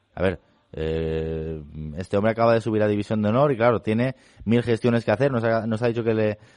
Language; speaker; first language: Spanish; non-native, local second language; Catalan